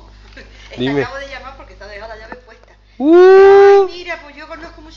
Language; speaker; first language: Spanish; native; Spanish